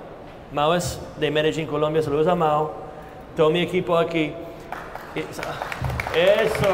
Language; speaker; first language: Spanish; non-native, fluent; English